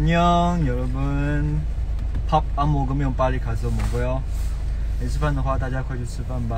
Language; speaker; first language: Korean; non-native, learner; Chinese